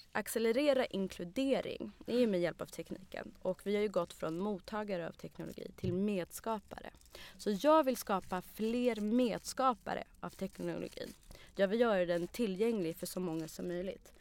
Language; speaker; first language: Swedish; early bilingual, other home language; Arabic